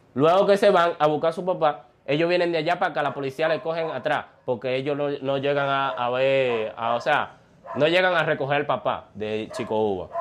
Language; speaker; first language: Spanish; native; Spanish